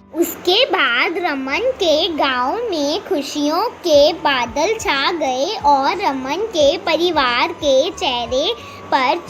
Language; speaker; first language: Hindi; native; Hindi